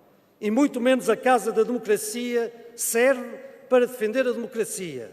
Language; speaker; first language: Portuguese; native; Portuguese